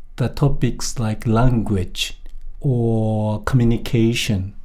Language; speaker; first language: English; non-native, fluent; Japanese